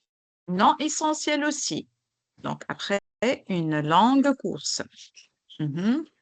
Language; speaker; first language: French; non-native, local second language; Arabic